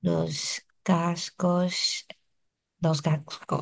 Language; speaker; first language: Spanish; non-native, learner; Chinese